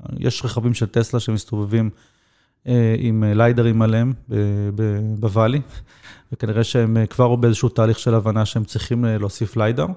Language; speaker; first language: Hebrew; native; Hebrew